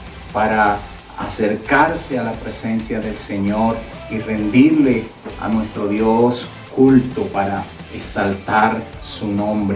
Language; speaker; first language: Spanish; native; Spanish